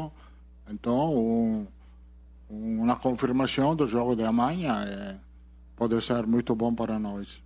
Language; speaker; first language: Portuguese; non-native, fluent; Italian